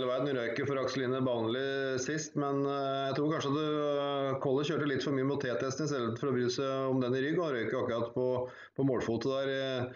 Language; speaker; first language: Norwegian; native; Norwegian